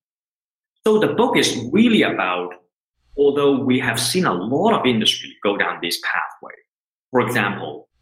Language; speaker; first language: English; non-native, local second language; Cantonese